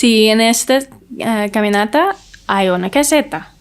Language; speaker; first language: Spanish; non-native, learner; English